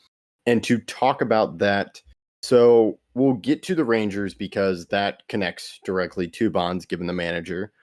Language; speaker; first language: English; native; English